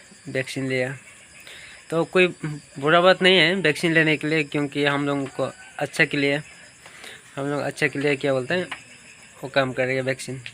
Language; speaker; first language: Hindi; non-native, local second language; Santali